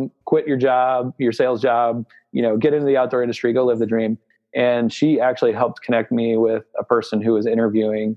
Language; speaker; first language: English; native; English